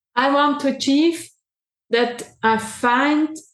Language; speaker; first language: English; non-native, learner; German